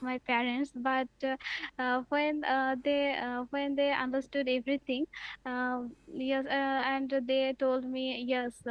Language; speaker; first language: English; non-native, learner; Bangla